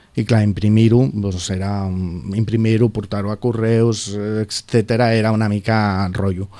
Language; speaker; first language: Catalan; non-native, local second language; Spanish